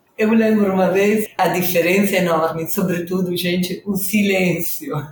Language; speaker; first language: Portuguese; non-native, fluent; Italian